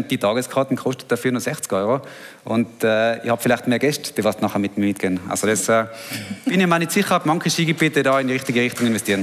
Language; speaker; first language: German; native; German